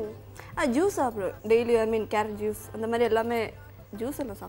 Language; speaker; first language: Tamil; non-native, local second language; Malayalam